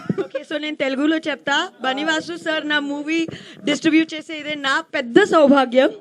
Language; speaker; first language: Telugu; non-native, learner; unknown